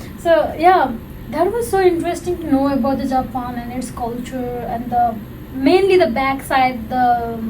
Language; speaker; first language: English; non-native, fluent; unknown